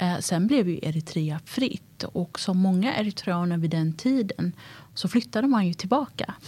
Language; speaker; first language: Swedish; early bilingual, other home language; Tigrinya